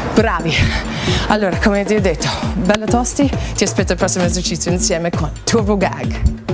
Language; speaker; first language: Italian; non-native, fluent; English